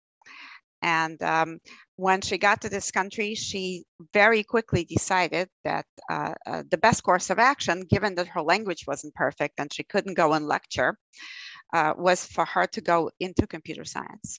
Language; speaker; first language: English; early bilingual, other home language; Russian